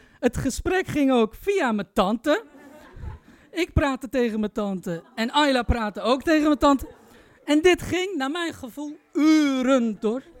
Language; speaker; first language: Dutch; early bilingual, other home language; Turkish